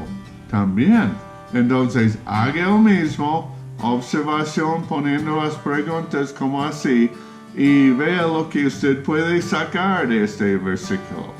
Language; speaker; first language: Spanish; non-native, fluent; English